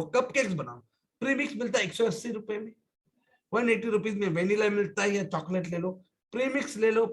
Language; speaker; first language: Hindi; non-native, local second language; Marathi